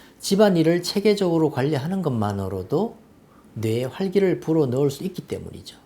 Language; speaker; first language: Korean; native; Korean